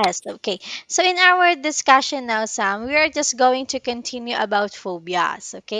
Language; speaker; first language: English; non-native, local second language; Filipino